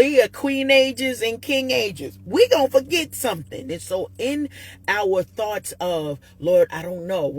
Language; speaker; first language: English; native; English